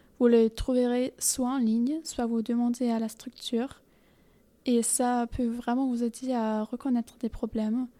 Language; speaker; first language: French; non-native, fluent; German